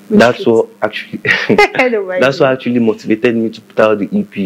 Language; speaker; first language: English; non-native, local second language; Igbo